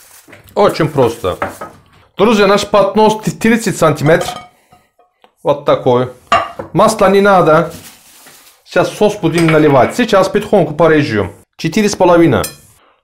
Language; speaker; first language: Russian; non-native, learner; Turkish